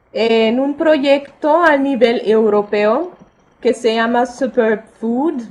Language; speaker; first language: Spanish; non-native, fluent; German